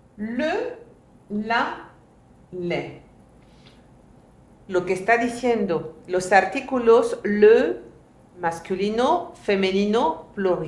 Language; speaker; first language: Spanish; non-native, fluent; French